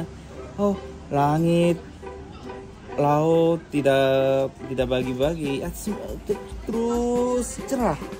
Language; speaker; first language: Indonesian; non-native, learner; Korean